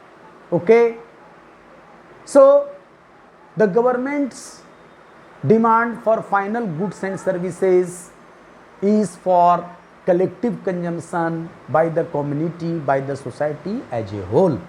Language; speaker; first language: English; non-native, local second language; Hindi